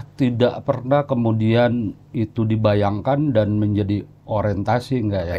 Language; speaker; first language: Indonesian; native; Indonesian